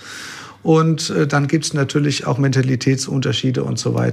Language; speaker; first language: German; native; German